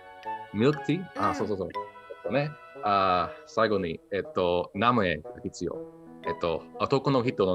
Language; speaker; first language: Japanese; non-native, learner; English